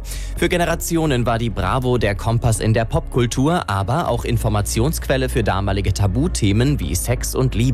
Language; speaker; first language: German; native; German